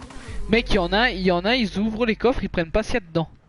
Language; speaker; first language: French; native; French